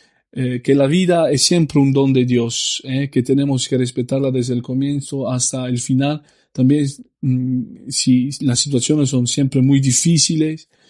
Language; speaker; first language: Spanish; non-native, fluent; Italian